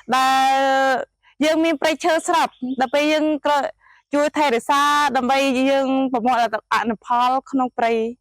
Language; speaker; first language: Khmer; non-native, local second language; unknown